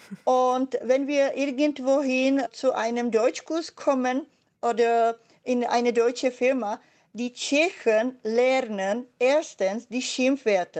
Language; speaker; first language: German; non-native, fluent; Czech